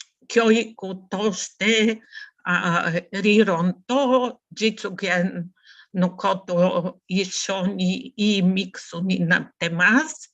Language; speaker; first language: Japanese; non-native, learner; Bulgarian